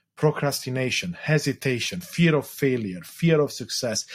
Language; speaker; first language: English; non-native, fluent; Romanian